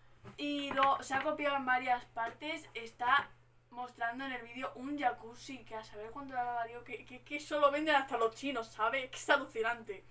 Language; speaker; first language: Spanish; native; Spanish